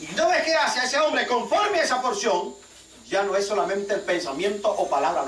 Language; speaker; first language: Spanish; native; Spanish